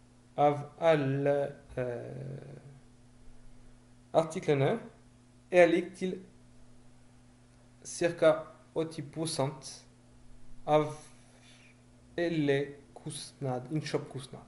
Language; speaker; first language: Norwegian; non-native, fluent; French